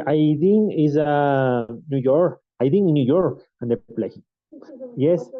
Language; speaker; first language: English; non-native, learner; Spanish